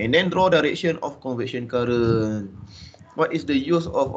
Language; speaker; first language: English; non-native, local second language; Malay